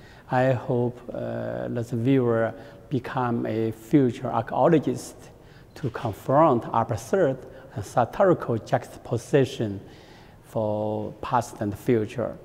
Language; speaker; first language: English; non-native, learner; Chinese